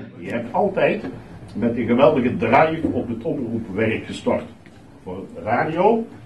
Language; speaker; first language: Dutch; native; Dutch